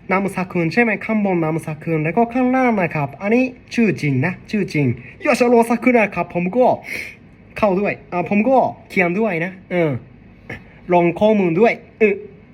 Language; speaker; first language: Thai; non-native, learner; Japanese